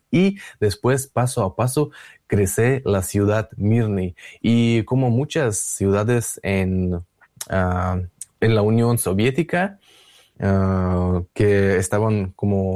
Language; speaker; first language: Spanish; non-native, learner; Russian